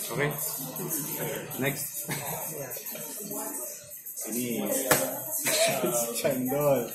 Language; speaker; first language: Indonesian; non-native, learner; English